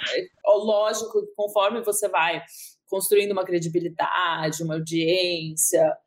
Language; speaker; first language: Portuguese; early bilingual, heritage; English